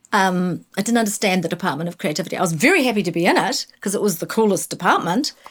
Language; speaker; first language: English; native; English